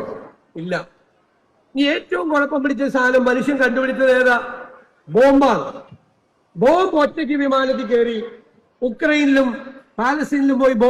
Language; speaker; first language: Malayalam; native; Malayalam